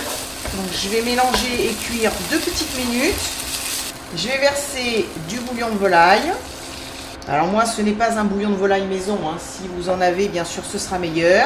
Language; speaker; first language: French; native; French